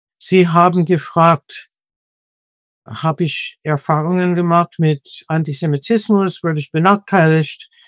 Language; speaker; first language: German; non-native, fluent; English